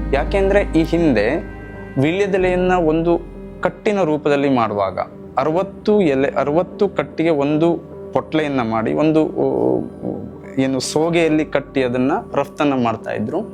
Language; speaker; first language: Kannada; native; Kannada